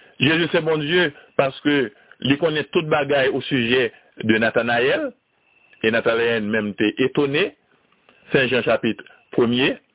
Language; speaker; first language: French; non-native, learner; Haitian Creole